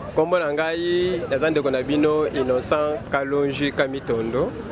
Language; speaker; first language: Lingala; non-native, local second language; Luba-Lulua